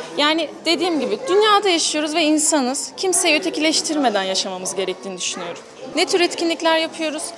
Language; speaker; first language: Turkish; early bilingual, heritage; Turkish